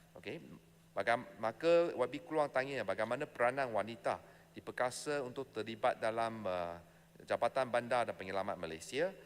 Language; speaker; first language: Malay; non-native, local second language; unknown